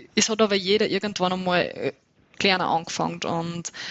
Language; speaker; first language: German; native; German